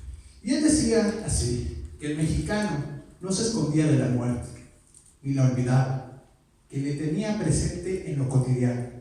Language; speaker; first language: Spanish; native; Spanish